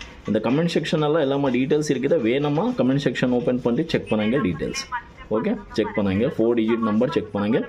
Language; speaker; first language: Tamil; non-native, local second language; Malayalam